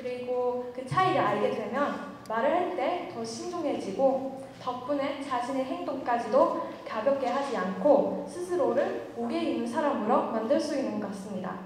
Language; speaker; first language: Korean; non-native, fluent; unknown